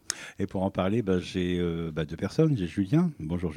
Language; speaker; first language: French; native; French